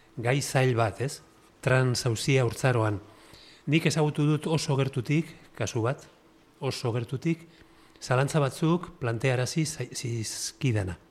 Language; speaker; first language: Basque; non-native, local second language; Spanish